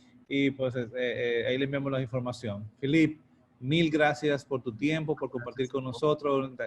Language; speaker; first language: Spanish; native; Spanish